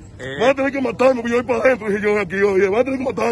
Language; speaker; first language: Spanish; native; Spanish